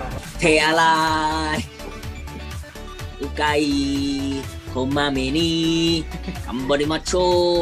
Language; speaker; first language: Japanese; non-native, learner; Thai